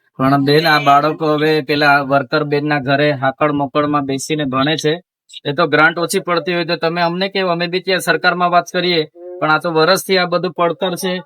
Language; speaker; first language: Gujarati; non-native, local second language; Vasavi